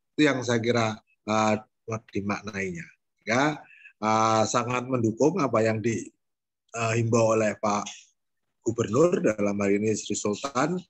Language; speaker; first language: Indonesian; native; Indonesian